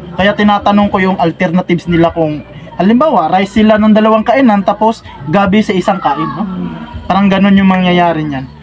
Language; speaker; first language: Filipino; non-native, local second language; Cebuano